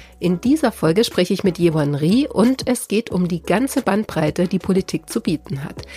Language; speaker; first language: German; native; German